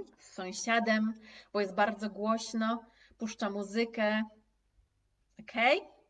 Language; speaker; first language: Polish; native; Polish